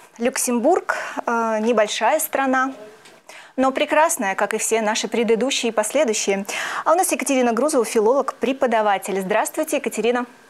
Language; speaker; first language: Russian; native; Russian